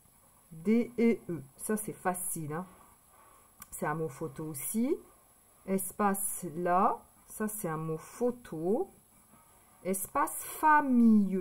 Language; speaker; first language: French; native; French